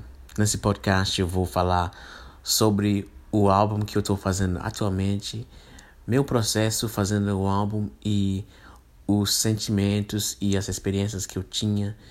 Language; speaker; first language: Portuguese; non-native, fluent; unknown